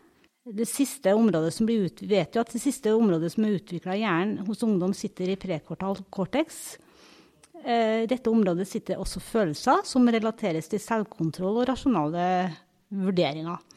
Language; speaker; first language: Norwegian; native; Norwegian